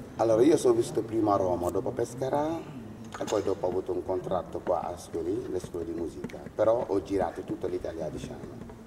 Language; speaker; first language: Italian; non-native, fluent; Wolof